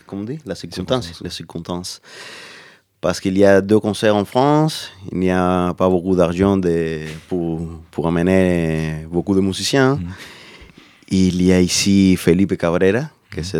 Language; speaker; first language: French; non-native, learner; Spanish